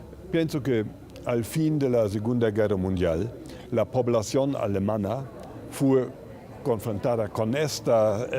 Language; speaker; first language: Spanish; non-native, fluent; German